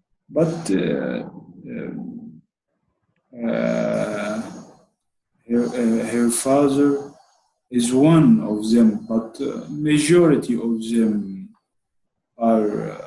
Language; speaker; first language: English; non-native, learner; Arabic